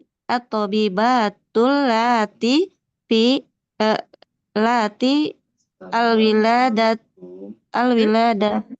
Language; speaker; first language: Arabic; non-native, learner; Indonesian